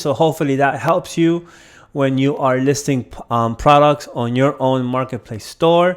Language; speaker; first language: English; native; English